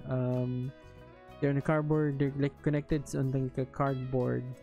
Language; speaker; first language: English; non-native, local second language; Filipino